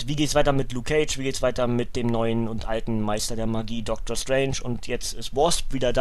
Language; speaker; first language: German; native; German